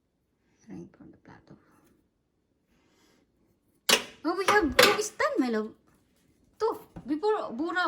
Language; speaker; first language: English; non-native, learner; Filipino